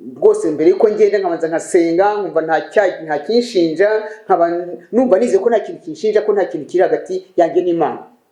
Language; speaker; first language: Kinyarwanda; native; Kinyarwanda